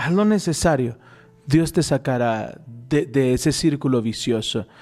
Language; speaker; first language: Spanish; native; Spanish